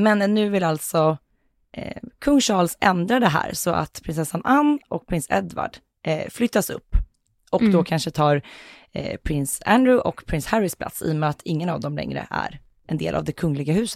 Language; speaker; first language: Swedish; native; Swedish